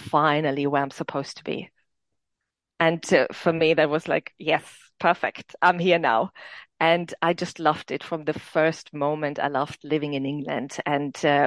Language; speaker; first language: English; non-native, fluent; German